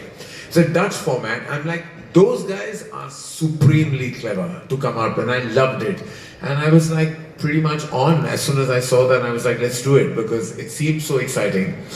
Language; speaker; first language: English; non-native, local second language; Hindi